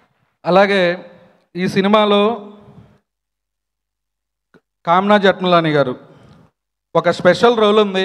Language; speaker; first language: Telugu; native; Telugu